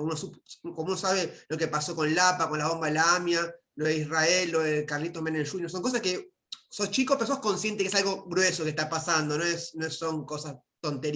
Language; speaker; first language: Spanish; native; Spanish